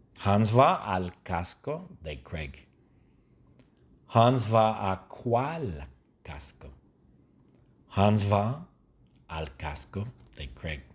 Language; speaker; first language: Spanish; non-native, fluent; English